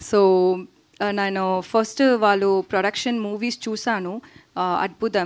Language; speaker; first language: Telugu; non-native, learner; Tamil